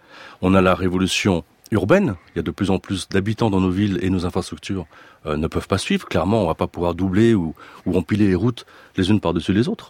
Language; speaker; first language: French; native; French